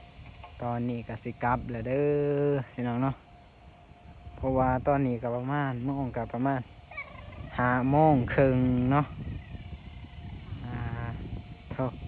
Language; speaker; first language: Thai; non-native, local second language; Northeastern Thai